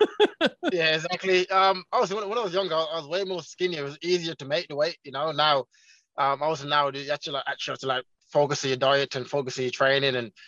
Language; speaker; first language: English; non-native, local second language; Jamaican Creole English